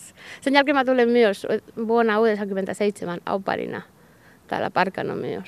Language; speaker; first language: Finnish; non-native, learner; Basque